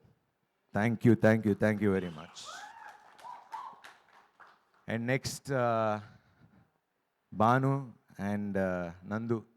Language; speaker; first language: Telugu; native; Telugu